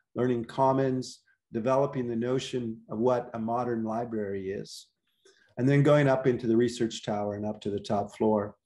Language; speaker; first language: English; native; English